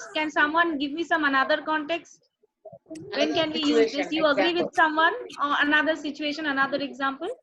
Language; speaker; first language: English; non-native, local second language; Bangla